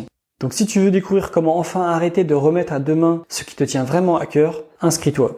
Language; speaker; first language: French; native; French